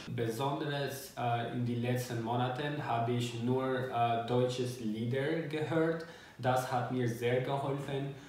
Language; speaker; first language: German; non-native, learner; Albanian